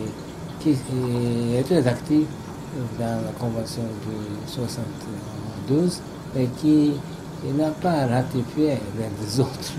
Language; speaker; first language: French; non-native, fluent; Japanese